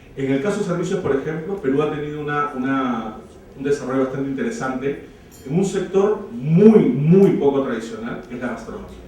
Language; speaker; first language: Spanish; native; Spanish